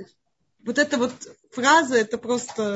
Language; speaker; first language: Russian; native; Russian